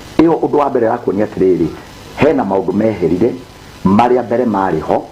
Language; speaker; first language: Kikuyu; native; Kikuyu